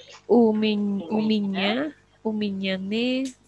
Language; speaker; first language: Russian; non-native, learner; Indonesian